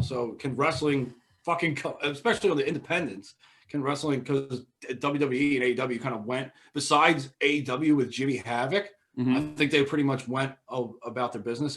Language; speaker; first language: English; native; English